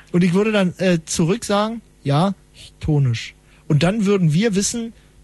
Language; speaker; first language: German; native; German